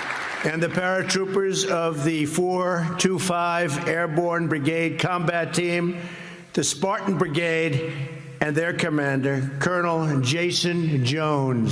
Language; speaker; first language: English; native; English